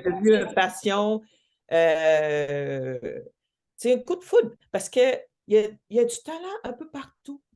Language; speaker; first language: French; non-native, local second language; English